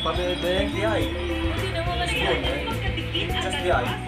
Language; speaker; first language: English; non-native, learner; Italian